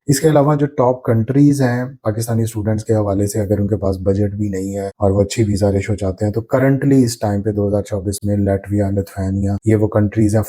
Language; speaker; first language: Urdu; native; Urdu